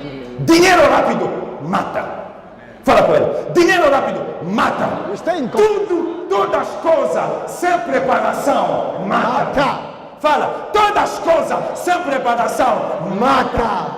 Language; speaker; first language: Portuguese; non-native, learner; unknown